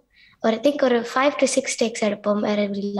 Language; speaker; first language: Tamil; early bilingual, heritage; Tamil